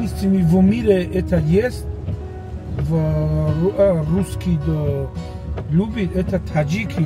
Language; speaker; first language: Russian; non-native, local second language; Tajik